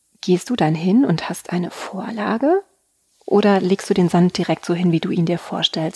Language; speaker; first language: German; native; German